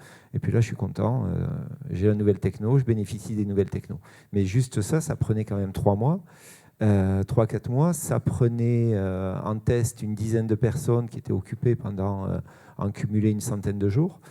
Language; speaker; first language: French; native; French